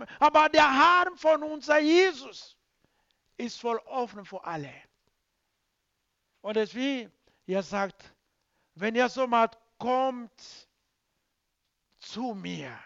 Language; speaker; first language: German; non-native, learner; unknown